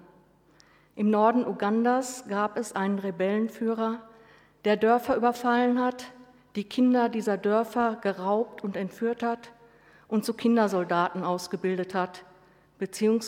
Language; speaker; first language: German; native; German